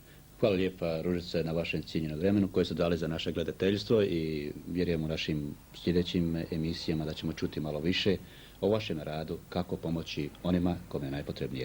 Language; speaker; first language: Croatian; native; Croatian